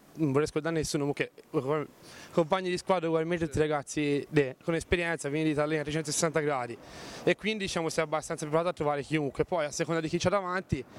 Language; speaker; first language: Italian; native; Italian